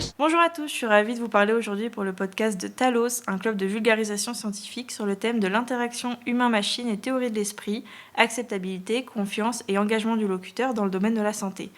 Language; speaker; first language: French; native; French